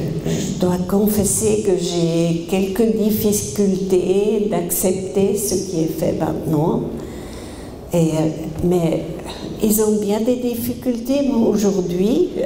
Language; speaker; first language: French; non-native, fluent; German